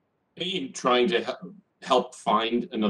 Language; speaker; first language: English; native; English